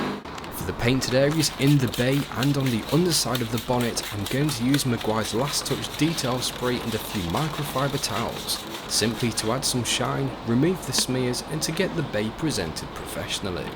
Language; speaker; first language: English; native; English